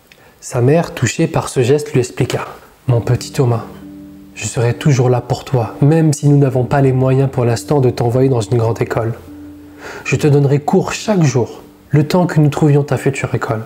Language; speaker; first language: French; native; French